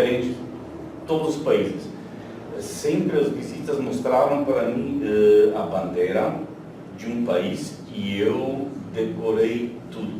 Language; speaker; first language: Portuguese; non-native, fluent; Slovenian